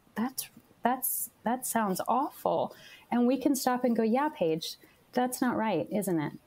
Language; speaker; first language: English; native; English